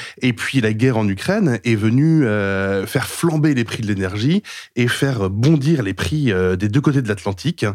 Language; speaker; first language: French; native; French